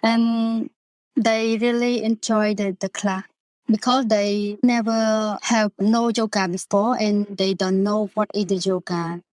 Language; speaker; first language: English; non-native, learner; Khmer